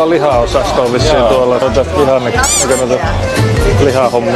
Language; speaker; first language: Finnish; native; Finnish